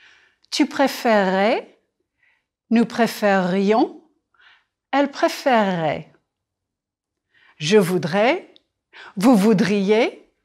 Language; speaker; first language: French; non-native, fluent; English